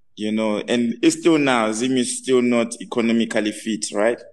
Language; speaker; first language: English; non-native, local second language; North Ndebele